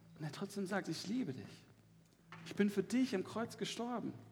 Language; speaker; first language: German; native; German